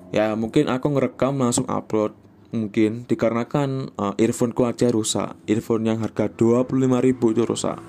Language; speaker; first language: Indonesian; non-native, local second language; Javanese